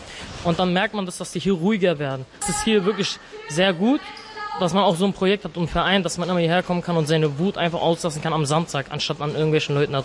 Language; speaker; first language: German; native; German